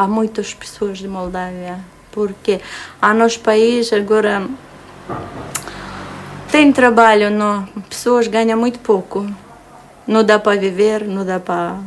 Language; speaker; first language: Portuguese; non-native, learner; Romanian